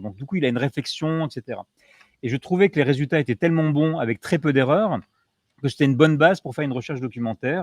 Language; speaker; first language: French; native; French